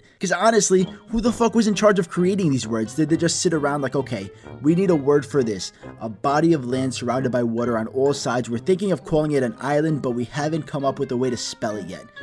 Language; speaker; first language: English; early bilingual, other home language; Greek